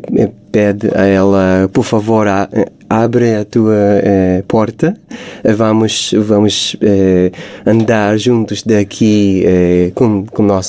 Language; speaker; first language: Portuguese; non-native, fluent; Hebrew